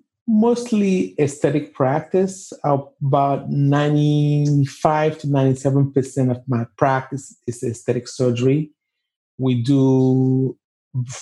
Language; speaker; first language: English; non-native, local second language; Igbo